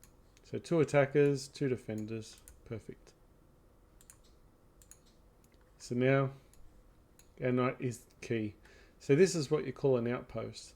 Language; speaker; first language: English; native; English